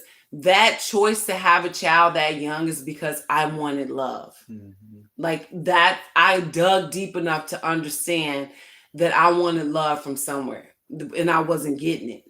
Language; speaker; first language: English; native; English